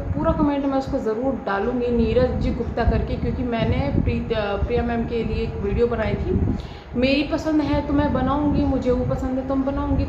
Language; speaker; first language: Hindi; native; Hindi